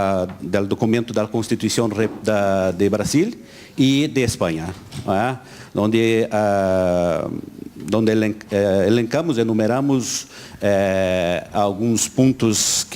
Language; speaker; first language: Spanish; non-native, learner; Portuguese